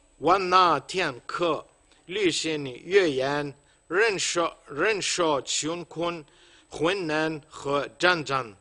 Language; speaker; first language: Chinese; non-native, fluent; Arabic